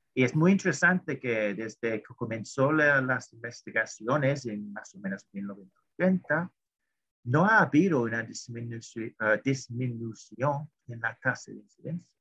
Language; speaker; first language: Spanish; non-native, fluent; English